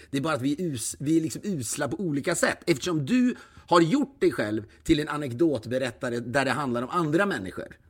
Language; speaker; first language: Swedish; native; Swedish